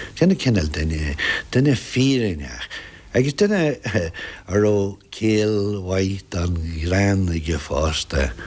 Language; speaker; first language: Irish; non-native, local second language; English